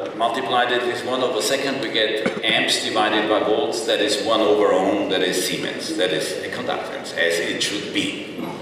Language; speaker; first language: English; non-native, fluent; German